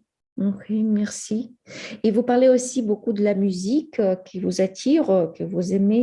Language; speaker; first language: French; non-native, fluent; Ukrainian